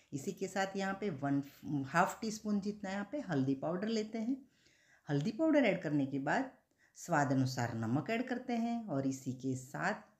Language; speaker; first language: Hindi; non-native, local second language; Gujarati